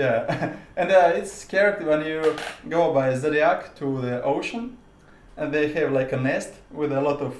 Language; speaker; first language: English; non-native, learner; Russian